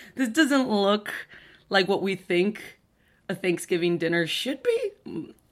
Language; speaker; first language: English; early bilingual, other home language; Spanish